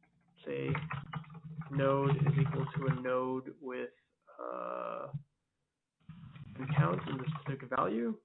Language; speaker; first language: English; native; English